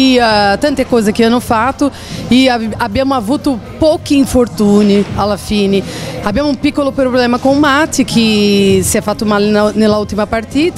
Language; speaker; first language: Italian; non-native, fluent; Spanish